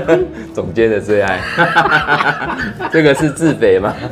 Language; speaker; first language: Chinese; native; Chinese